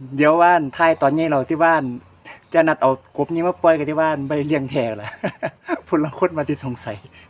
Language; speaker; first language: Thai; native; Thai